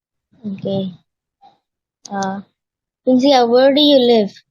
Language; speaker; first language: English; non-native, learner; Tamil